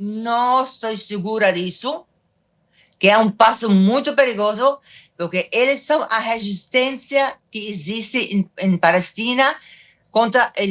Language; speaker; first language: Portuguese; non-native, fluent; Arabic